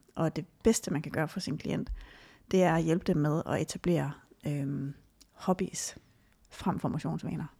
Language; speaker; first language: Danish; native; Danish